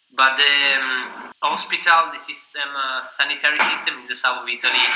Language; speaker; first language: English; non-native, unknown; Italian